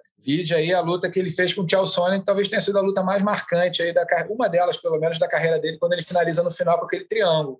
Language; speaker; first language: Portuguese; native; Portuguese